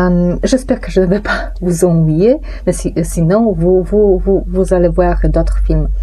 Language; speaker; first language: French; non-native, fluent; Polish